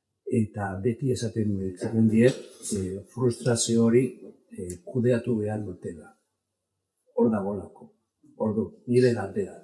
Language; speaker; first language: Basque; non-native, local second language; Spanish